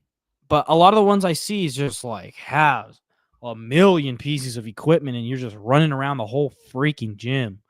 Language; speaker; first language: English; native; English